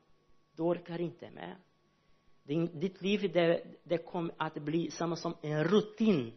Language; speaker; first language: Swedish; non-native, learner; Portuguese